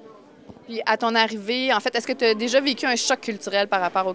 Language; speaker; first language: French; native; French